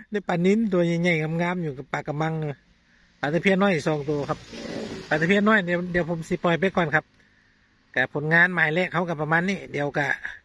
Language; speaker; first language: Thai; non-native, local second language; Northeastern Thai